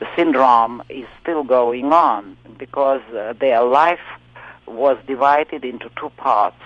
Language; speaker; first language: English; non-native, fluent; Russian